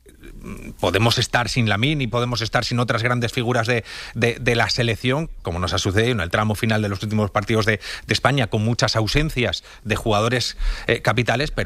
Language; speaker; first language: Spanish; native; Spanish